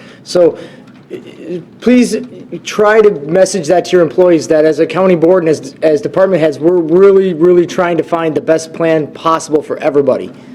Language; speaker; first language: English; native; English